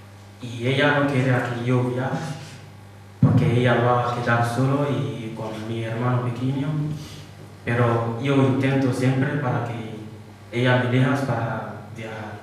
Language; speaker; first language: Spanish; non-native, fluent; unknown